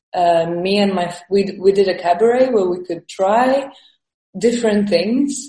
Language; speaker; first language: English; early bilingual, other home language; Estonian